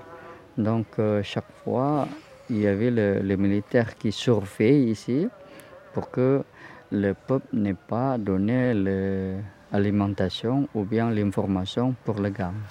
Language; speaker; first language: French; non-native, learner; Indonesian